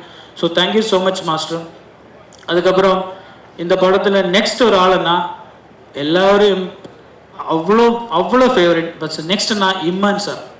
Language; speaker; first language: Tamil; non-native, learner; Malayalam